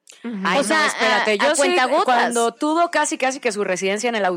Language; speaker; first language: Spanish; native; Spanish